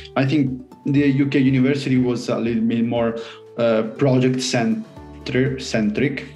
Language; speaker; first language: English; non-native, fluent; Italian